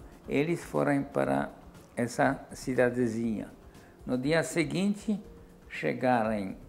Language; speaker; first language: Portuguese; non-native, fluent; Polish